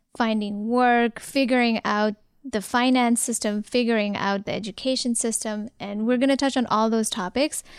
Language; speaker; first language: English; non-native, local second language; Nepali